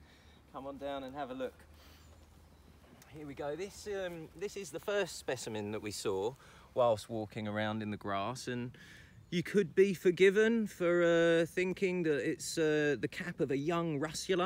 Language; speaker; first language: English; native; English